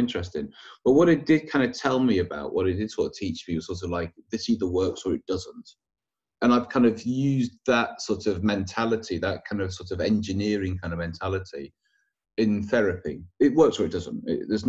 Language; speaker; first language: English; native; English